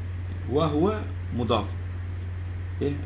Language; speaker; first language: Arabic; non-native, fluent; Malay